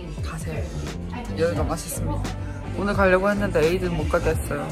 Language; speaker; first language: Korean; native; Korean